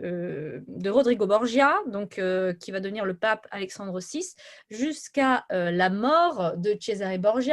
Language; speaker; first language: French; native; French